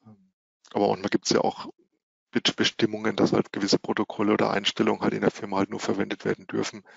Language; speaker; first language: German; native; German